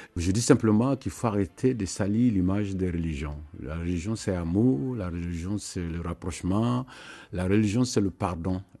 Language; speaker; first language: French; non-native, local second language; Mandingo